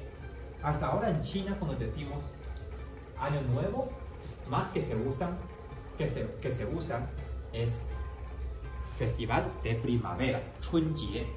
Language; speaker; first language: Spanish; non-native, fluent; Chinese